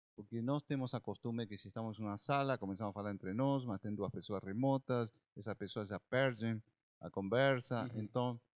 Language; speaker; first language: Portuguese; non-native, learner; Spanish